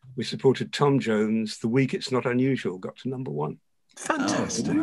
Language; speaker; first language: English; native; English